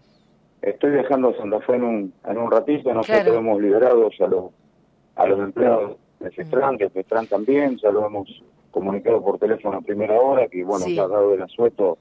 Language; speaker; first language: Spanish; native; Spanish